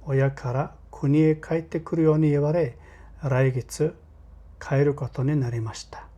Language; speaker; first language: Japanese; non-native, fluent; Mongolian